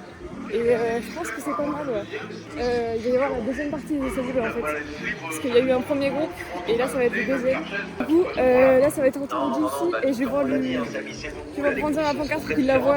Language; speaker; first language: French; native; French